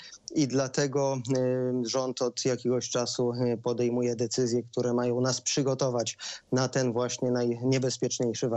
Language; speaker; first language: Polish; native; Polish